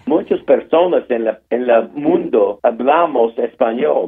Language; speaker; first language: Spanish; non-native, learner; English